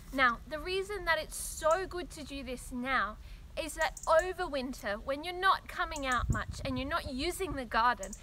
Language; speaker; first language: English; native; English